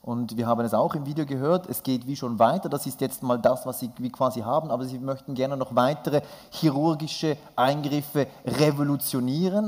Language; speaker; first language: German; native; German